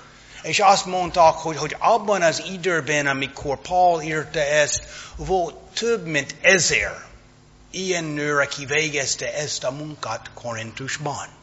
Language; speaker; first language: Hungarian; non-native, fluent; English